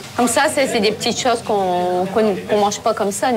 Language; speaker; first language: French; native; French